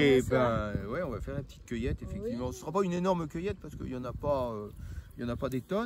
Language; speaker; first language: French; native; French